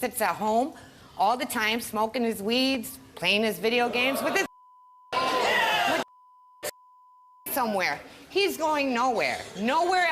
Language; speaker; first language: English; native; English